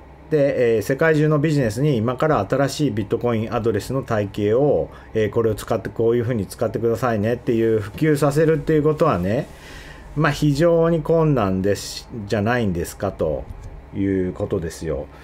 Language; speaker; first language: Japanese; native; Japanese